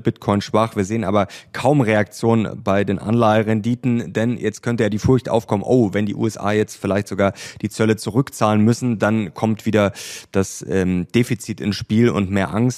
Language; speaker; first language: German; native; German